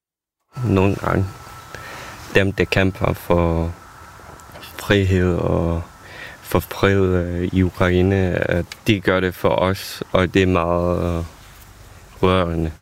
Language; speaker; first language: Danish; non-native, fluent; Ukrainian